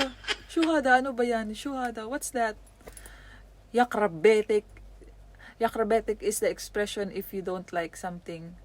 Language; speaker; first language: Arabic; non-native, learner; Filipino